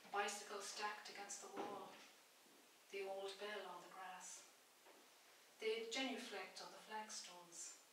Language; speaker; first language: English; native; English